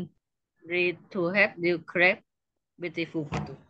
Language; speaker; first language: English; non-native, learner; Vietnamese